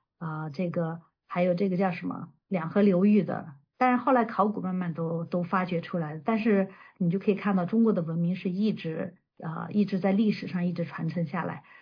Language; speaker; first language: Chinese; native; Chinese